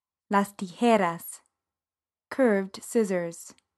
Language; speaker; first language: English; native; English